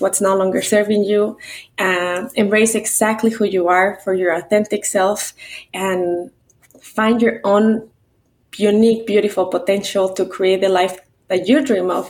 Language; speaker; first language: English; non-native, fluent; Spanish